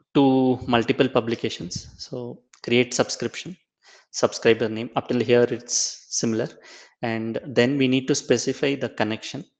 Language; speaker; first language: English; non-native, local second language; Tamil